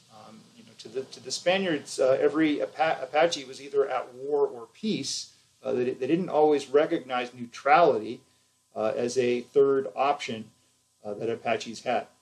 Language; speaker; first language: English; native; English